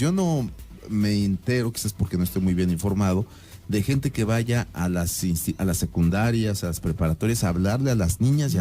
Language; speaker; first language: Spanish; native; Spanish